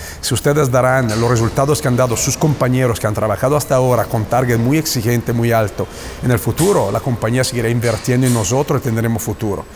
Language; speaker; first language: Spanish; non-native, fluent; Italian